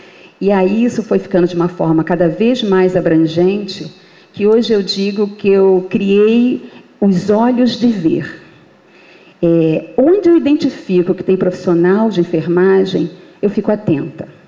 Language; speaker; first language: Portuguese; native; Portuguese